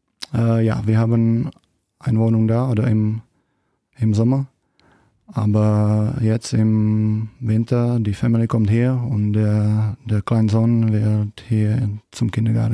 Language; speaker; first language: German; non-native, fluent; Czech